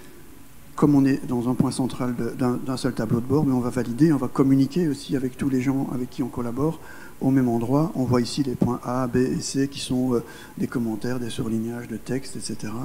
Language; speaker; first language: French; native; French